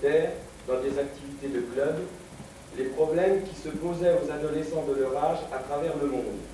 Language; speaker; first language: French; native; French